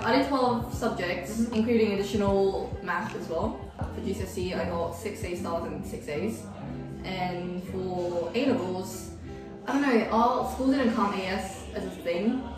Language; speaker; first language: English; early bilingual, other home language; Korean